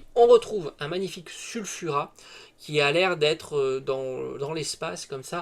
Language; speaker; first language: French; native; French